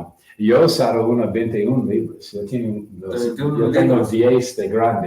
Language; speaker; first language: Spanish; non-native, learner; English